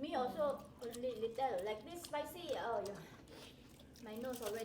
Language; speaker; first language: English; non-native, local second language; Filipino